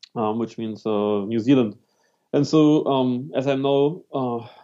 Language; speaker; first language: English; non-native, fluent; German